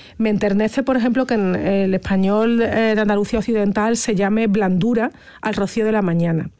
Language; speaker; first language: Spanish; native; Spanish